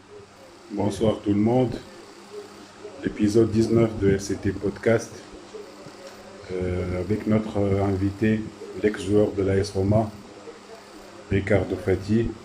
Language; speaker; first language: French; non-native, local second language; Arabic